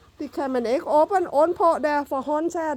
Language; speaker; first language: Danish; non-native, learner; Thai